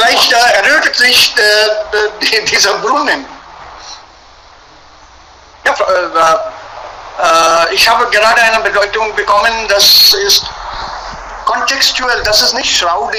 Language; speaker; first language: German; non-native, fluent; Hindi